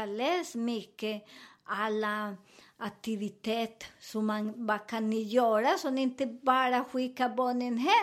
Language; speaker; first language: Swedish; non-native, fluent; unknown